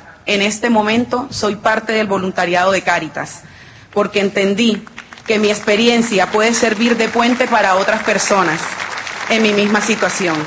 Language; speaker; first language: Spanish; native; Spanish